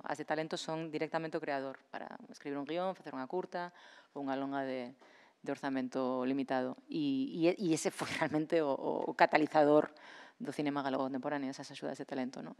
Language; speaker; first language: Galician; non-native, local second language; Spanish